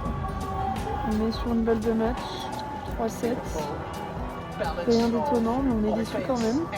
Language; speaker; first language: French; native; French